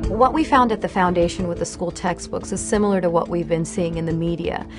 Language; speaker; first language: English; native; English